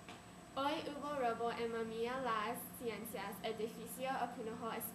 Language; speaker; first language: Spanish; non-native, learner; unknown